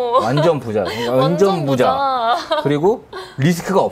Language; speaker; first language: Korean; native; Korean